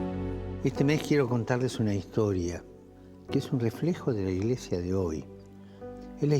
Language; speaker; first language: Spanish; native; Spanish